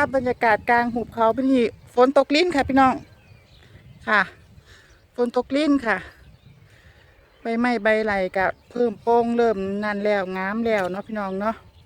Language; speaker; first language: Thai; native; Thai